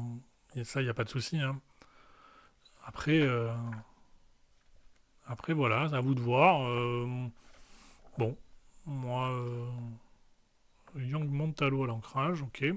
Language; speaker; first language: French; native; French